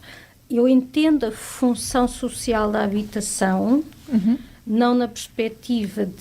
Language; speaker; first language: Portuguese; native; Portuguese